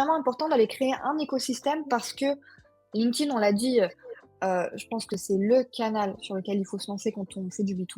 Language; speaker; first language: French; native; French